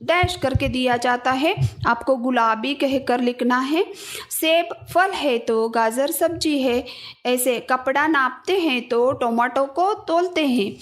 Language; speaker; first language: Hindi; non-native, local second language; Kannada